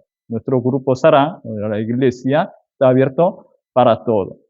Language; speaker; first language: Spanish; non-native, fluent; Korean